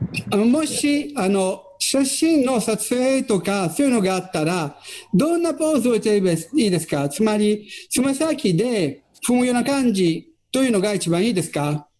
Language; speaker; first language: Japanese; non-native, fluent; Italian